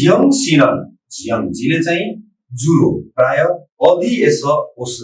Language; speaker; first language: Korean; non-native, fluent; Nepali